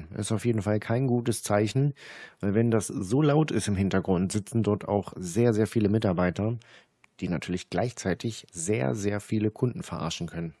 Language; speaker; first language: German; native; German